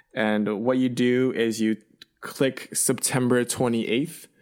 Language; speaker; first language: English; early bilingual, other home language; Chinese